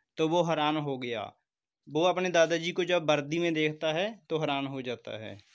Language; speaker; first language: Hindi; non-native, local second language; Punjabi